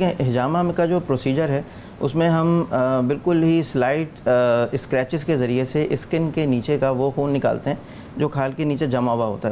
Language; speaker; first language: Urdu; native; Urdu